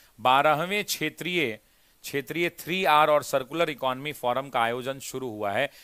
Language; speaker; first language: Hindi; native; Hindi